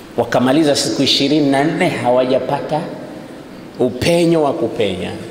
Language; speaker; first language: Swahili; native; Swahili